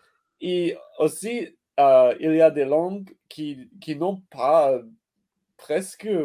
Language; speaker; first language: French; non-native, learner; English